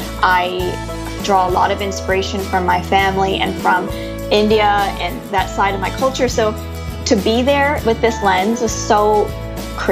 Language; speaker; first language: English; native; English